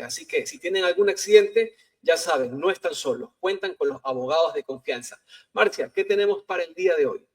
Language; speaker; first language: Spanish; native; Spanish